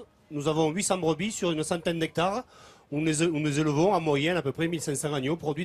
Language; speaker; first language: French; native; French